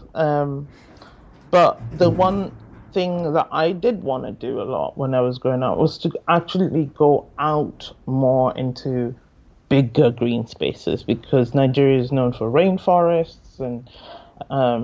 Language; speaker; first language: English; non-native, local second language; Yoruba